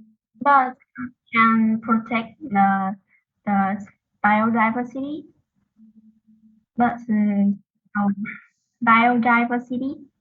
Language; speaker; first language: English; non-native, learner; Vietnamese